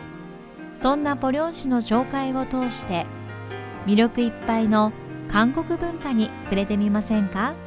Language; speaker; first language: Japanese; native; Japanese